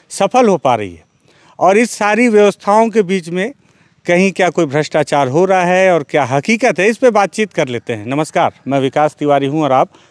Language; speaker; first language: Hindi; native; Hindi